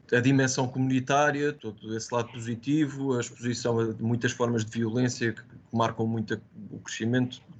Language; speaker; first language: Portuguese; native; Portuguese